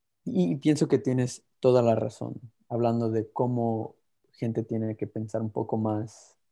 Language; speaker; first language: Spanish; early bilingual, heritage; Spanish